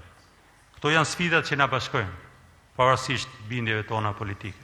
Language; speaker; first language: Albanian; native; Albanian